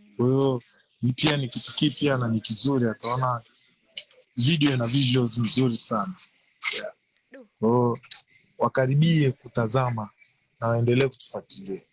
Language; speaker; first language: Swahili; native; Swahili